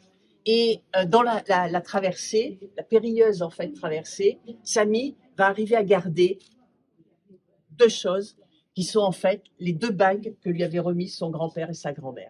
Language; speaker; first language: French; native; French